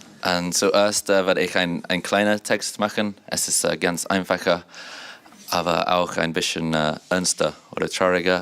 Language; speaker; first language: German; non-native, learner; English